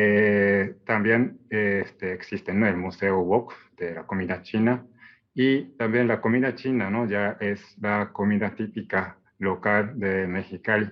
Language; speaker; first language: Spanish; non-native, fluent; Japanese